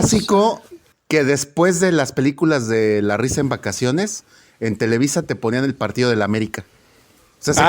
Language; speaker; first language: Spanish; native; Spanish